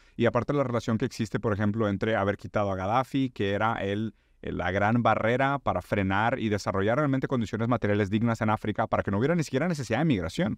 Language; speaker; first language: Spanish; non-native, fluent; Portuguese